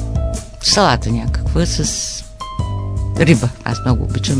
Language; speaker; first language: Bulgarian; native; Bulgarian